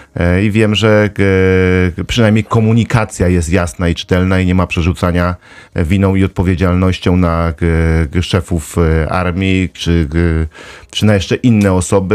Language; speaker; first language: Polish; native; Polish